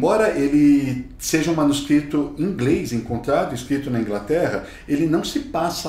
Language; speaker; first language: Portuguese; native; Portuguese